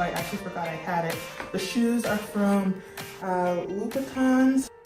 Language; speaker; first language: English; early bilingual, other home language; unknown